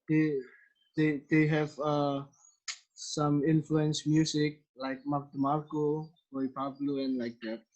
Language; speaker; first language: English; non-native, learner; Indonesian